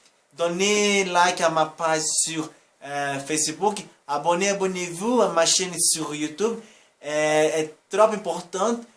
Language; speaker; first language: French; non-native, learner; Portuguese